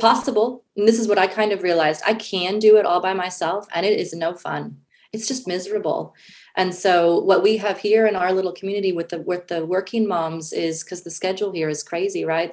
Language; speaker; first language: English; native; English